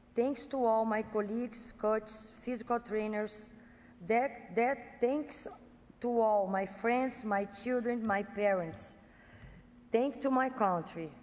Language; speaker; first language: English; non-native, fluent; Portuguese